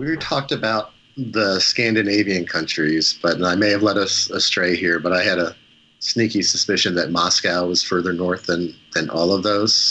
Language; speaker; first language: English; native; English